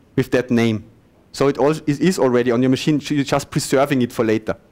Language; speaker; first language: English; non-native, fluent; German